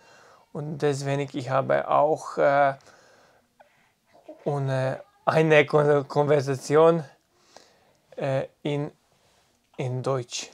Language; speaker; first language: German; non-native, learner; Italian